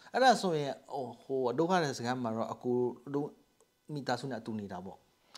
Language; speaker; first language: Burmese; non-native, local second language; S'gaw Karen